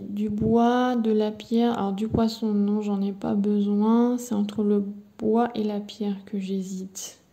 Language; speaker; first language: French; native; French